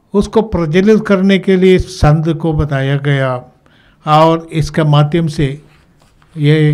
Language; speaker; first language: Hindi; native; Hindi